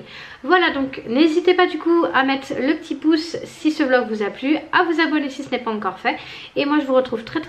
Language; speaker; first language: French; native; French